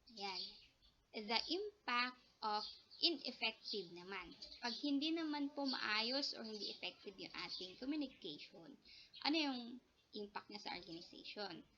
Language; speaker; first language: Filipino; non-native, local second language; Iloko